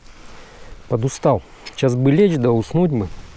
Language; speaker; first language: Russian; native; Russian